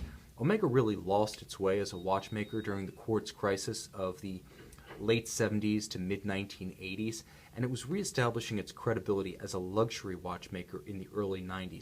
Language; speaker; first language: English; native; English